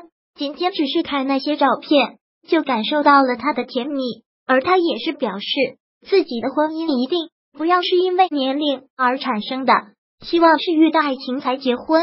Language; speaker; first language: Chinese; native; Chinese